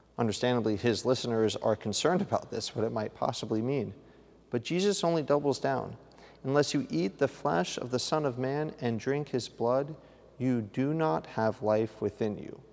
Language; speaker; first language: English; native; English